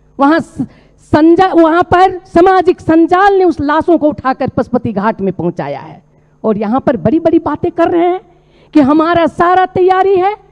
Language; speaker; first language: Hindi; non-native, local second language; Maithili